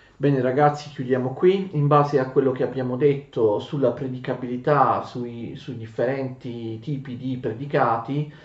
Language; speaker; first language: Italian; native; Italian